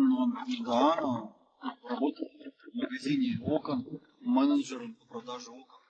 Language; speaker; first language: Russian; native; Russian